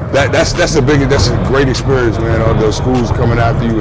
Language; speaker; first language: English; native; English